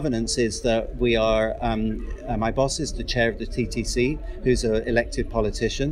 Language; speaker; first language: English; native; English